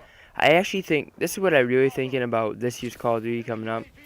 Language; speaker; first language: English; native; English